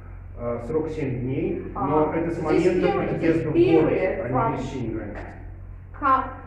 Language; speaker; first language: Russian; native; Russian